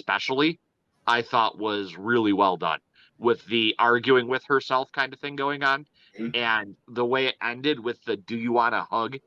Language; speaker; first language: English; native; English